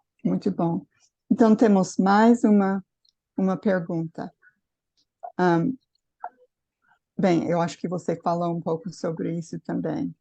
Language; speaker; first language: Portuguese; non-native, fluent; English